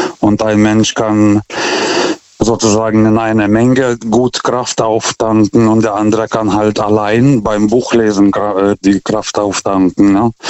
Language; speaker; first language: German; non-native, fluent; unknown